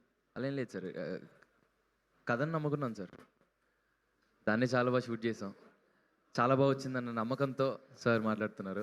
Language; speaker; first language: Telugu; native; Telugu